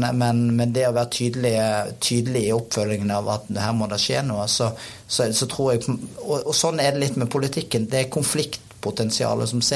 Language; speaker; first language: Norwegian; native; Norwegian